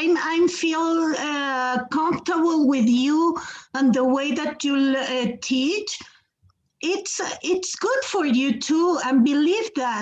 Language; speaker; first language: English; non-native, fluent; Spanish